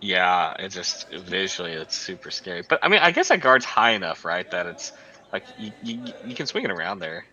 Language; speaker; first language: English; native; English